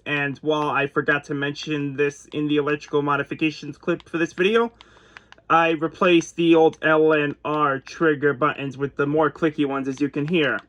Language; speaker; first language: English; native; English